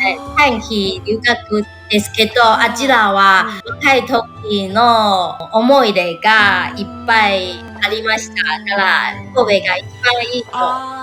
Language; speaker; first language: Japanese; non-native, learner; Chinese